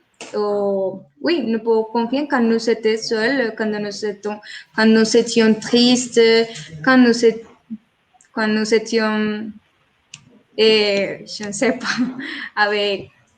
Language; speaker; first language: French; non-native, learner; Spanish